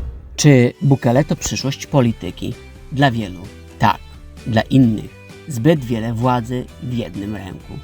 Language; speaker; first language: Polish; native; Polish